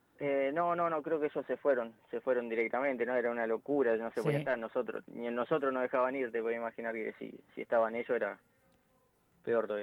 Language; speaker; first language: Spanish; native; Spanish